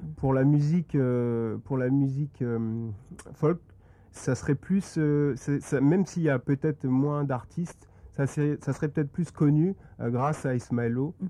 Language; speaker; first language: French; native; French